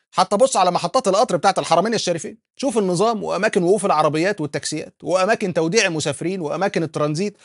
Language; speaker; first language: Arabic; native; Arabic